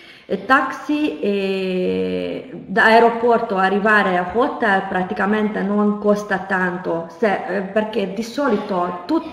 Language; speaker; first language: Italian; non-native, fluent; Hungarian